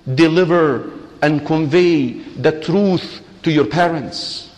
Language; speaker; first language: English; non-native, fluent; Arabic